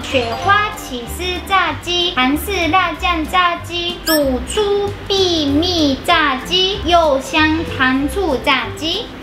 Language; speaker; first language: Chinese; non-native, fluent; Japanese